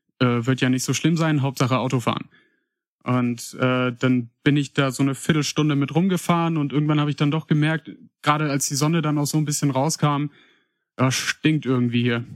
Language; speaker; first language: German; native; German